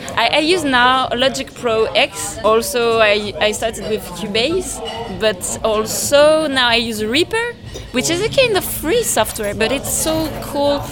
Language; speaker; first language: English; non-native, fluent; French